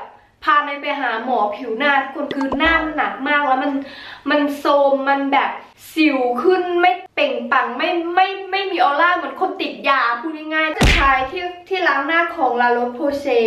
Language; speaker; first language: Thai; native; Thai